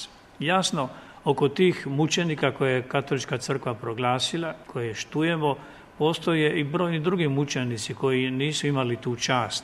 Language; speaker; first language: Croatian; native; Croatian